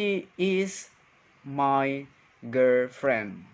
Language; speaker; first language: English; non-native, fluent; Indonesian